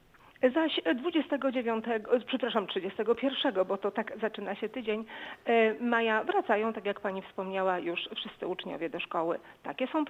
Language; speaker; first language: Polish; native; Polish